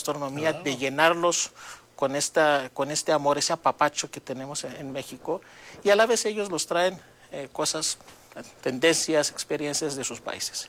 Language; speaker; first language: Spanish; non-native, fluent; Greek